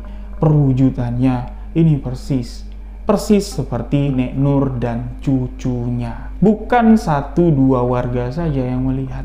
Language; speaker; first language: Indonesian; native; Indonesian